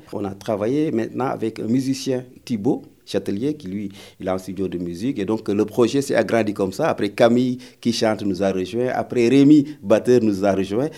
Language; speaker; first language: French; non-native, local second language; Wolof